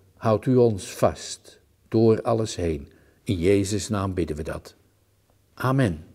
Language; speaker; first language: Dutch; native; Dutch